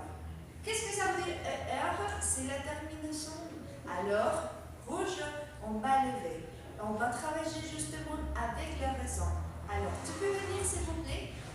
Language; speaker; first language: French; non-native, fluent; Spanish